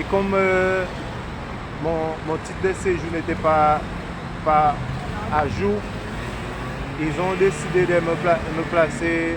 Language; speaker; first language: French; non-native, local second language; Haitian Creole